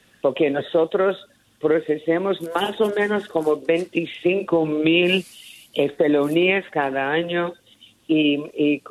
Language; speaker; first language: Spanish; early bilingual, heritage; Spanish